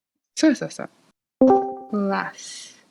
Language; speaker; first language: Japanese; non-native, learner; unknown